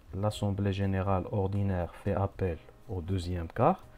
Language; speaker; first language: French; non-native, local second language; Arabic